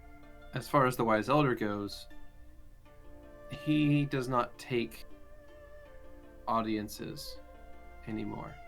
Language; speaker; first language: English; native; English